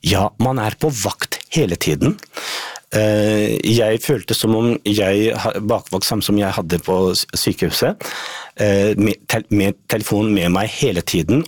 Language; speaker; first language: Norwegian; non-native, fluent; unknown